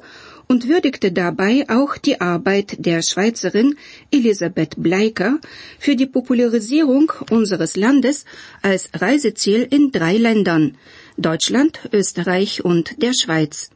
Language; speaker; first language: German; non-native, fluent; Bulgarian